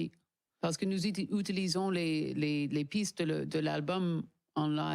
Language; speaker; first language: French; non-native, learner; English